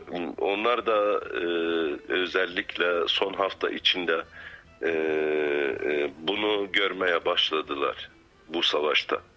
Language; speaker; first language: Turkish; non-native, fluent; Arabic